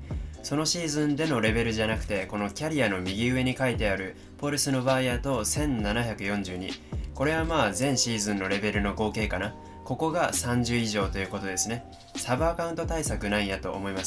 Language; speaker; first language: Japanese; native; Japanese